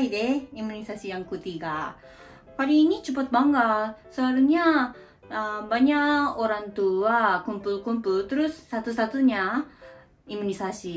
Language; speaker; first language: Indonesian; native; Indonesian